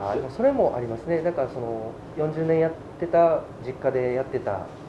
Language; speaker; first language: Japanese; native; Japanese